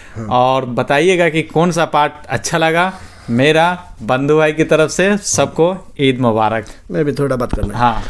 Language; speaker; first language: Hindi; native; Hindi